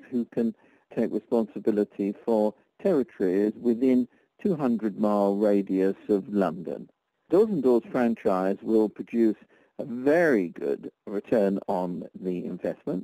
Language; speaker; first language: English; native; English